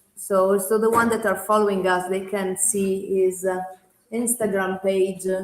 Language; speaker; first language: English; non-native, fluent; Italian